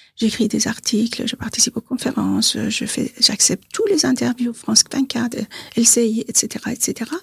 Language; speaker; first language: French; non-native, fluent; Persian